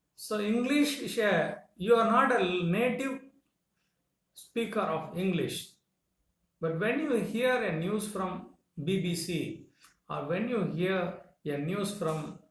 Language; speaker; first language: English; non-native, local second language; Tamil